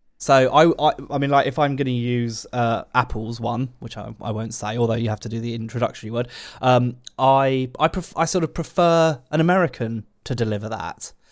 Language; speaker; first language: English; native; English